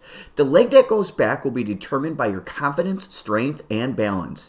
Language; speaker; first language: English; native; English